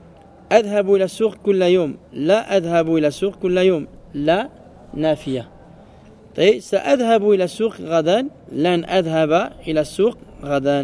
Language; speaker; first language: Arabic; non-native, fluent; French